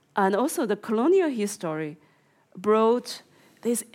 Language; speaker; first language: English; non-native, fluent; Chinese